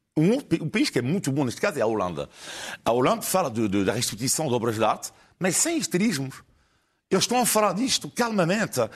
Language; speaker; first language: Portuguese; non-native, fluent; French